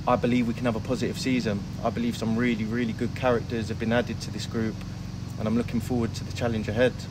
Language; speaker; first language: English; native; English